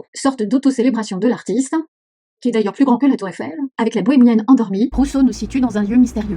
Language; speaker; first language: French; native; French